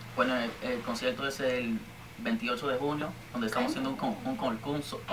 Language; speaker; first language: Spanish; early bilingual, heritage; Spanish